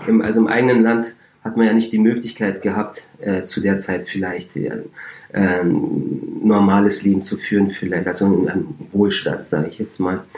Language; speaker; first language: German; native; German